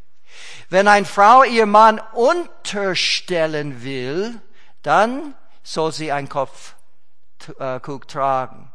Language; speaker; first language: German; non-native, fluent; English